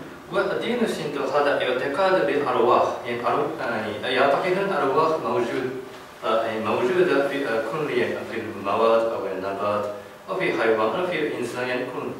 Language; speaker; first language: Arabic; non-native, learner; Japanese